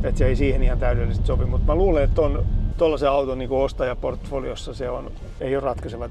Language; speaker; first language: Finnish; native; Finnish